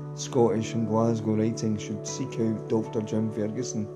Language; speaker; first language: English; native; English